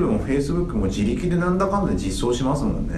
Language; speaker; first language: Japanese; native; Japanese